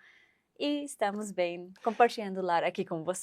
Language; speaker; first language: Portuguese; non-native, fluent; Arabic